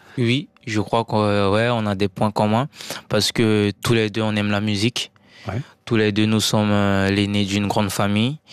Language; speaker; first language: French; non-native, local second language; Sango